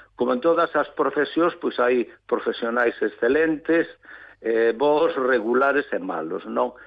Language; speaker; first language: Galician; native; Galician